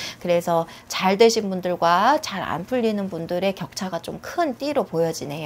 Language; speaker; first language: Korean; native; Korean